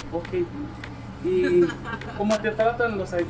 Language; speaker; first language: Spanish; non-native, learner; Haitian Creole